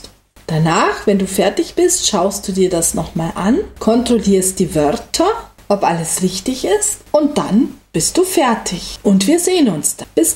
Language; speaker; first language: German; native; German